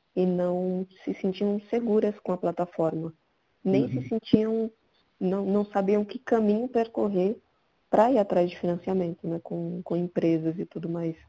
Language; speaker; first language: Portuguese; native; Portuguese